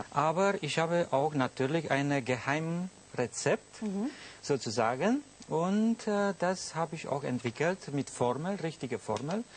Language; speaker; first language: German; non-native, fluent; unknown